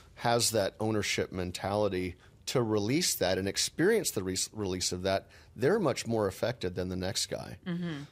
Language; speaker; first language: English; native; English